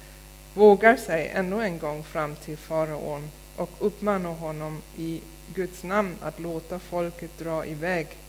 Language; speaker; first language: Swedish; non-native, fluent; German